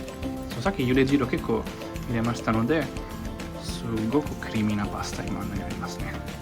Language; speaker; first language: Japanese; non-native, fluent; Italian